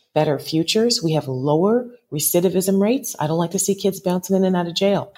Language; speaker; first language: English; native; English